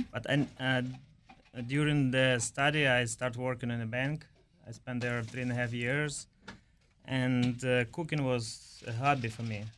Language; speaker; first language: English; non-native, learner; Ukrainian